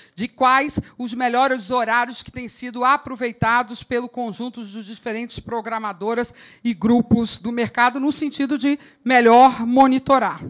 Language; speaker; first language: Portuguese; native; Portuguese